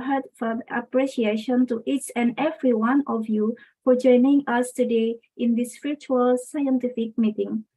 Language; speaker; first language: English; non-native, local second language; Indonesian